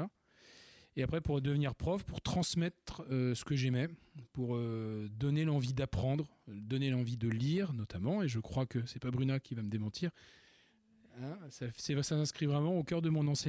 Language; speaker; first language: French; native; French